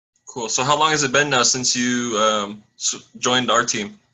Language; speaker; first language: English; native; English